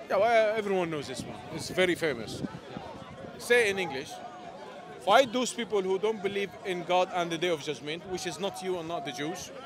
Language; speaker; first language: English; non-native, fluent; Arabic